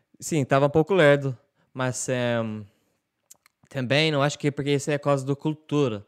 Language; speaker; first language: Portuguese; non-native, learner; English